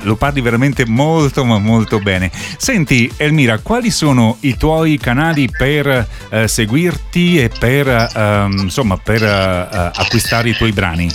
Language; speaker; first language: Italian; native; Italian